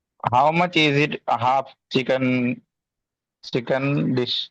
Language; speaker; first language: English; non-native, learner; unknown